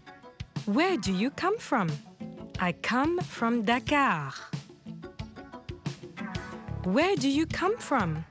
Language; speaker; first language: English; non-native, fluent; French